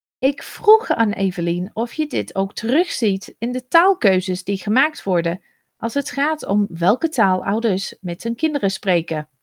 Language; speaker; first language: Dutch; non-native, fluent; English